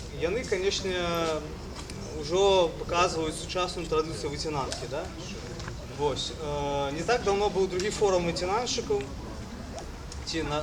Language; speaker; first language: Belarusian; non-native, local second language; Russian